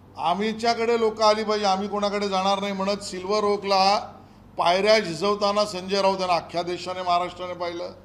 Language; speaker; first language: Marathi; native; Marathi